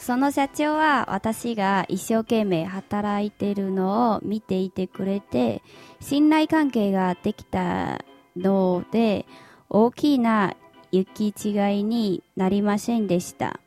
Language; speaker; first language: Japanese; non-native, fluent; Chinese